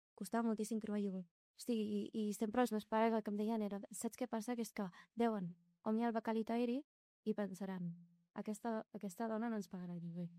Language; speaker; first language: Catalan; non-native, local second language; Arabic